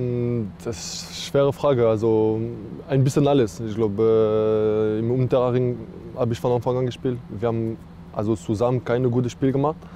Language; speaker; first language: German; non-native, learner; French